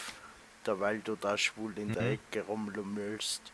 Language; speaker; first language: German; native; German